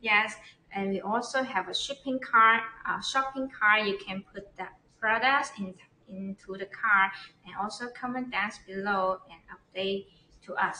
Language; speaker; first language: English; non-native, learner; Chinese